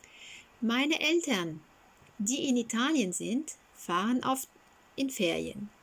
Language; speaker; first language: German; non-native, fluent; French